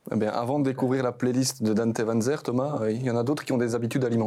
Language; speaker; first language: French; native; French